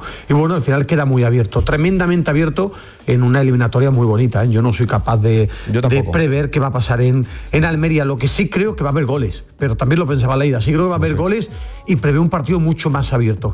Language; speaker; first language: Spanish; native; Spanish